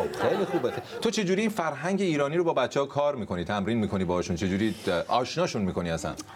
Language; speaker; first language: Persian; native; Persian